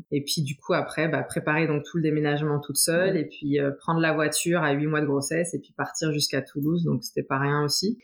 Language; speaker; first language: French; native; French